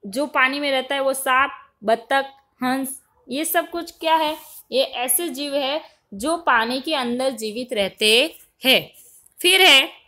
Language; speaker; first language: Hindi; non-native, local second language; Gujarati